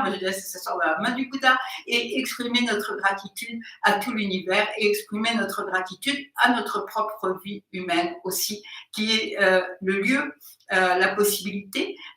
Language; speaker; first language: French; native; French